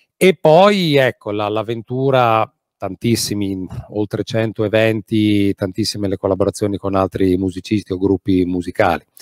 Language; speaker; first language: Italian; native; Italian